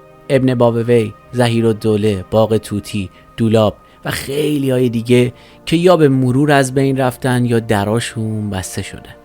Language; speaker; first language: Persian; native; Persian